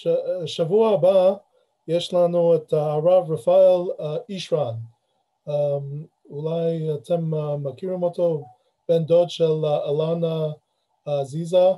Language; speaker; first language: Hebrew; non-native, fluent; English